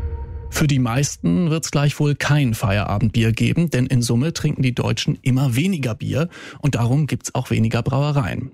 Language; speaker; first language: German; native; German